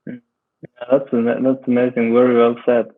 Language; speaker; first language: English; non-native, fluent; German